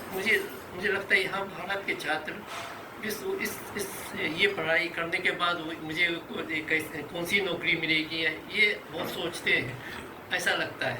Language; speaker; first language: Hindi; non-native, fluent; Japanese